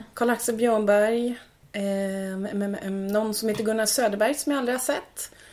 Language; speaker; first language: Swedish; native; Swedish